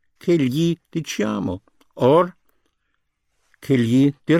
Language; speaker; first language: Italian; non-native, fluent; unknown